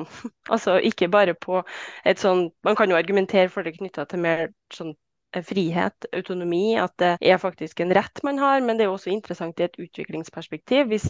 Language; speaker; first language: Norwegian; native; Norwegian